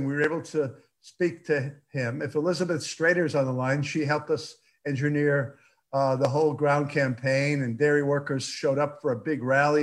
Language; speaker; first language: English; early bilingual, other home language; Yiddish